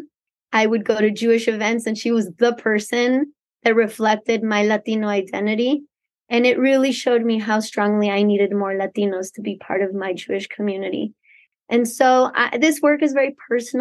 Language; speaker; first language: English; early bilingual, other home language; Spanish